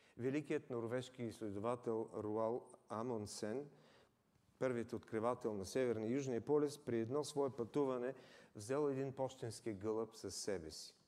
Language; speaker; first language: Bulgarian; native; Bulgarian